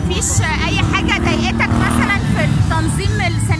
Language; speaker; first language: Arabic; native; Arabic